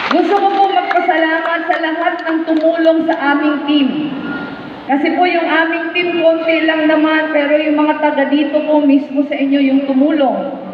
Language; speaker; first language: Filipino; non-native, local second language; Bikol